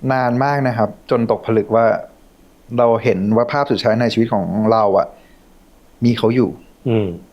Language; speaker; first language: Thai; native; Thai